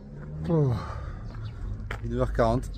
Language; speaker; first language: French; native; French